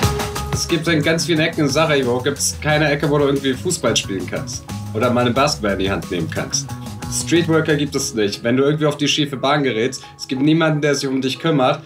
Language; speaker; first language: German; native; German